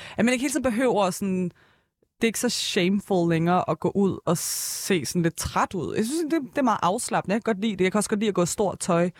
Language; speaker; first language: Danish; early bilingual, other home language; Persian